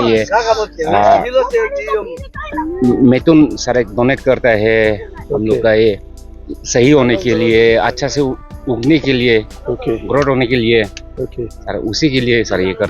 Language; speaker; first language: Hindi; non-native, local second language; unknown